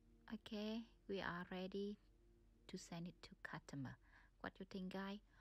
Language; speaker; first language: English; non-native, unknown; Vietnamese